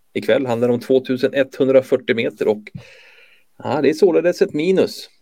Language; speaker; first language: Swedish; native; Swedish